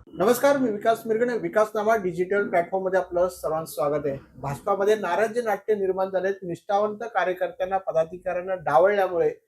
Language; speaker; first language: Marathi; native; Marathi